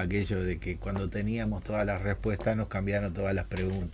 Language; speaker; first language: Spanish; native; Spanish